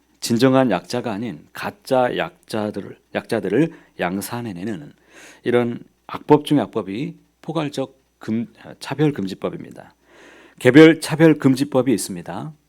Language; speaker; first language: Korean; native; Korean